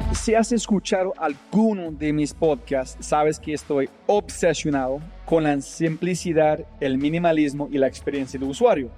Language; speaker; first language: Spanish; non-native, fluent; English